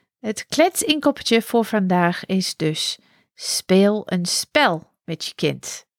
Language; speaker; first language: Dutch; non-native, fluent; English